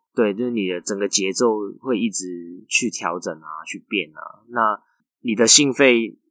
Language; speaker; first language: Chinese; non-native, fluent; Cantonese